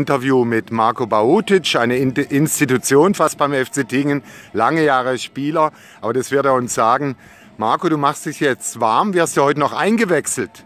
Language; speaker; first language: German; native; German